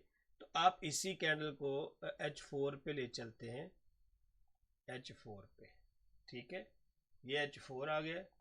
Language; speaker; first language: Hindi; non-native, local second language; Punjabi